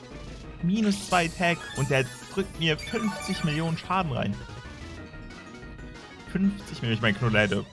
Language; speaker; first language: German; native; German